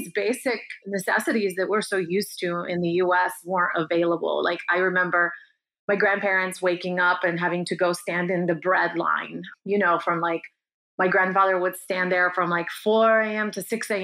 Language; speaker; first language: English; early bilingual, other home language; Bulgarian